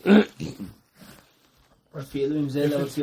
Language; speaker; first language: Hebrew; non-native, fluent; English